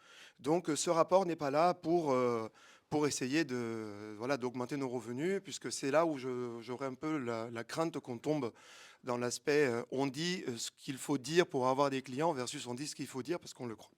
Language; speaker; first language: French; native; French